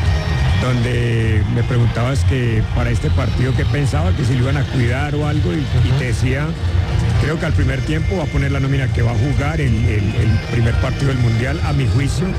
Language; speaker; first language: Spanish; native; Spanish